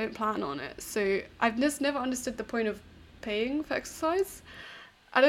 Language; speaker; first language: English; native; English